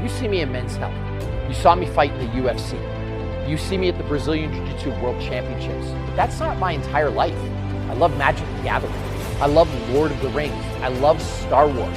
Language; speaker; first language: English; native; English